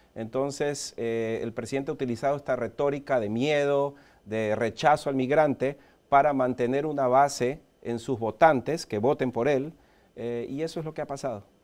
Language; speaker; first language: Spanish; early bilingual, heritage; Spanish